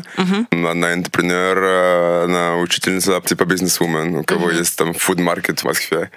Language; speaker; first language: Russian; early bilingual, heritage; Russian